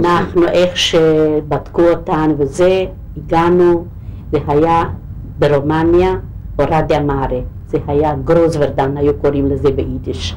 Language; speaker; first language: Hebrew; non-native, local second language; Hungarian